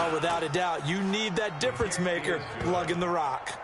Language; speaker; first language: English; native; English